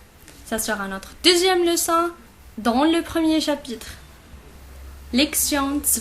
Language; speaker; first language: French; non-native, local second language; Arabic